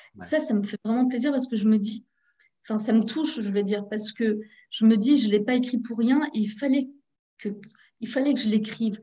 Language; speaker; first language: French; early bilingual, other home language; Turkish